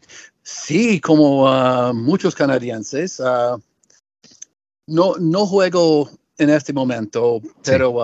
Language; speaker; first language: Spanish; non-native, learner; English